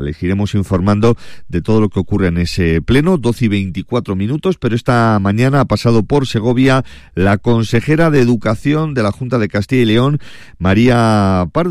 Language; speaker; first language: Spanish; native; Spanish